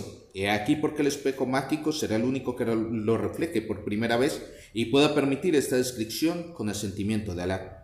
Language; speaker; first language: Spanish; native; Spanish